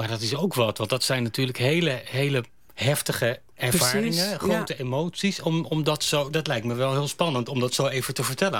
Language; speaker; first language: Dutch; native; Dutch